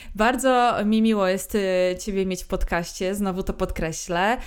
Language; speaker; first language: Polish; native; Polish